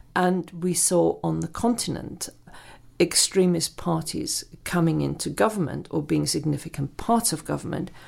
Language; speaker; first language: English; non-native, fluent; German